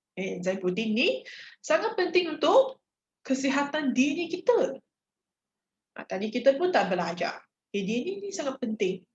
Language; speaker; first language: Malay; non-native, local second language; Chinese